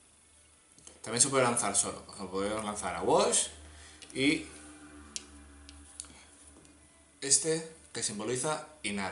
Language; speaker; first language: Spanish; native; Spanish